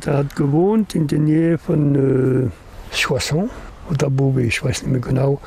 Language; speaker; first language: German; non-native, learner; French